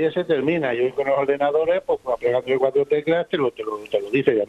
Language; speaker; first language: Spanish; native; Spanish